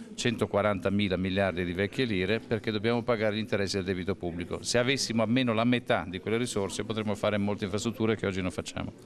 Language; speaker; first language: Italian; native; Italian